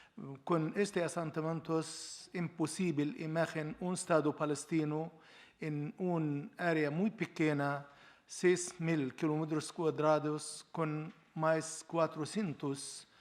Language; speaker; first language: Spanish; non-native, learner; Arabic